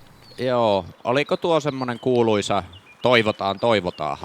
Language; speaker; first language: Finnish; native; Finnish